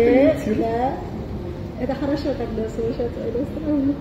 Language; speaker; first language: Russian; non-native, fluent; Indonesian